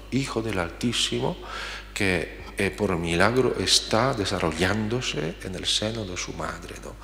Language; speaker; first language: Spanish; non-native, fluent; Polish